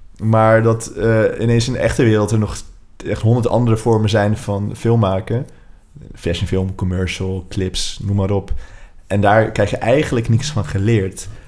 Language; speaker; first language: Dutch; native; Dutch